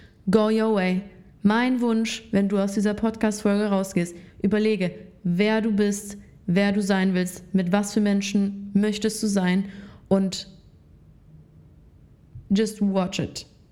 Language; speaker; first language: German; native; German